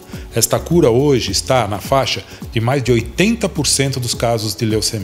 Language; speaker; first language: Portuguese; native; Portuguese